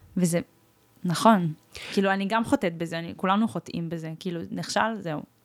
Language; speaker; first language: Hebrew; early bilingual, other home language; Russian